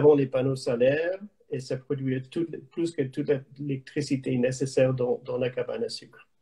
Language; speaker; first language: French; non-native, learner; English